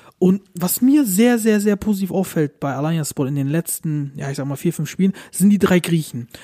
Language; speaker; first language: German; early bilingual, other home language; Turkish